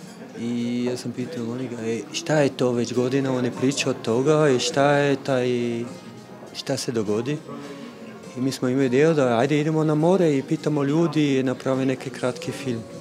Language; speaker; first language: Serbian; non-native, learner; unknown